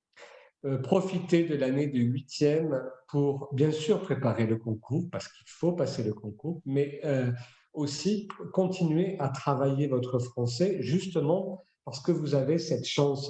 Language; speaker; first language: French; native; French